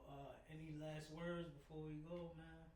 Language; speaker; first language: English; native; English